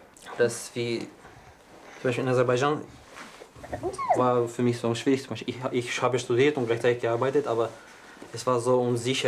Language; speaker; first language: German; non-native, learner; Azerbaijani